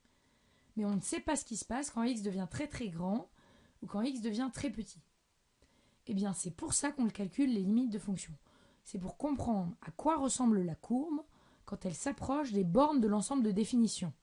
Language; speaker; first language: French; native; French